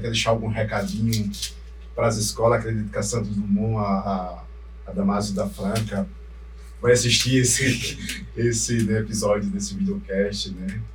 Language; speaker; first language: Portuguese; native; Portuguese